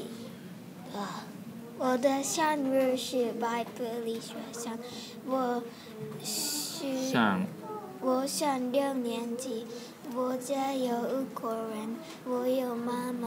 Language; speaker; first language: Chinese; non-native, learner; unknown